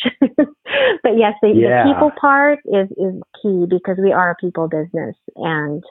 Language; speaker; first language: English; non-native, local second language; Filipino